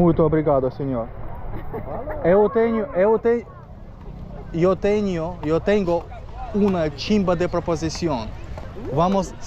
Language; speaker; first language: Portuguese; non-native, learner; Russian